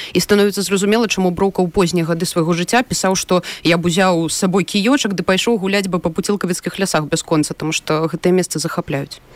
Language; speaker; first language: Belarusian; native; Belarusian